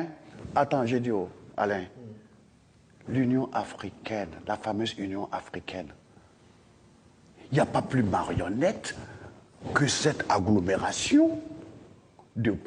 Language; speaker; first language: French; non-native, local second language; Dyula